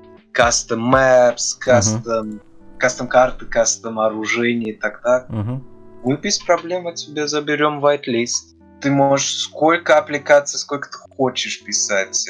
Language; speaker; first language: Russian; early bilingual, heritage; Russian